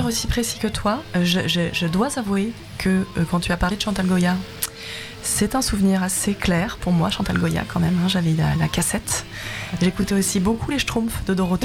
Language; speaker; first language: French; native; French